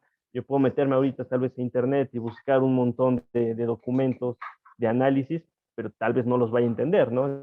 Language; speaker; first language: Spanish; native; Spanish